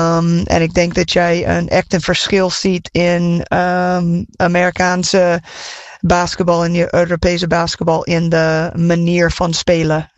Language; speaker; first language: Dutch; non-native, fluent; English